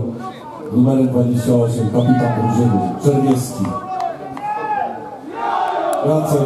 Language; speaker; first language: Polish; native; Polish